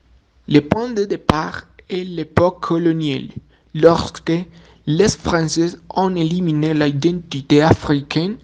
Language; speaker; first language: French; non-native, learner; Spanish